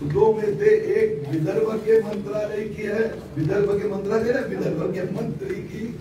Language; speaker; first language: Hindi; non-native, local second language; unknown